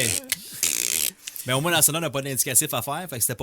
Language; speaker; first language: French; native; French